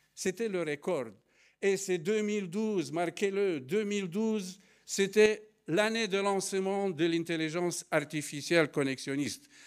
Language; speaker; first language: French; non-native, fluent; Romanian